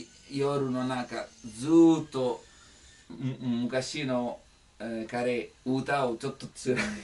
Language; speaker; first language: Japanese; non-native, learner; Italian